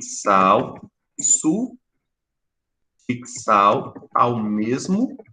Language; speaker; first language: Portuguese; native; Portuguese